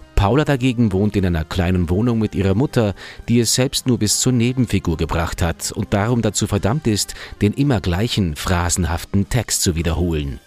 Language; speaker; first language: German; native; German